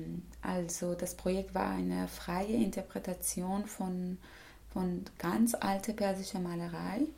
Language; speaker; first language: German; non-native, fluent; Persian